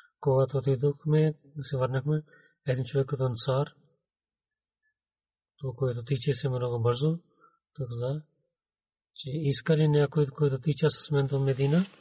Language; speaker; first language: Bulgarian; non-native, learner; Urdu